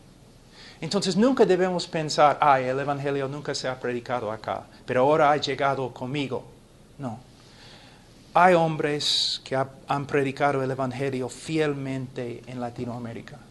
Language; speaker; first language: Spanish; non-native, fluent; English